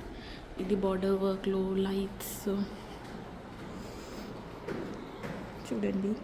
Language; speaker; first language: Telugu; non-native, learner; Marathi